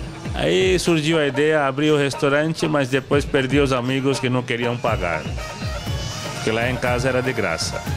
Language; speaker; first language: Portuguese; non-native, fluent; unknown